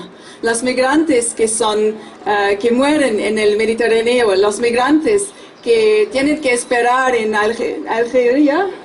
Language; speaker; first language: Spanish; non-native, fluent; German